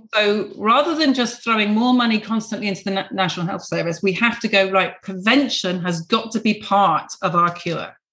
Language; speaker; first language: English; native; English